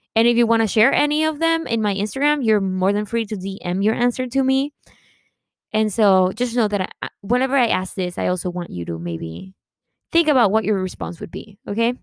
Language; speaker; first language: English; early bilingual, other home language; Spanish